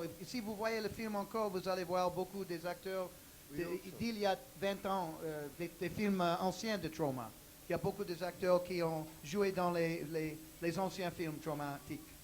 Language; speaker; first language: French; non-native, learner; English